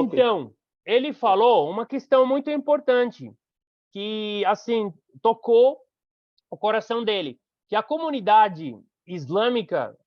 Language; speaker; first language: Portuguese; non-native, fluent; Arabic